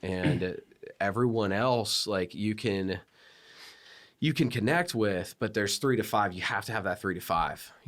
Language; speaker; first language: English; native; English